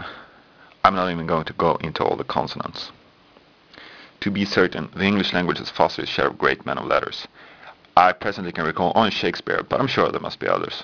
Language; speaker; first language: English; non-native, fluent; Swedish